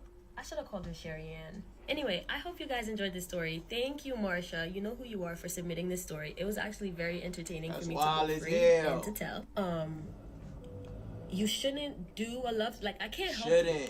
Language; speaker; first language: English; native; English